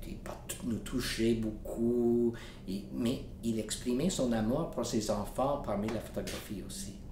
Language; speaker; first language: French; non-native, local second language; English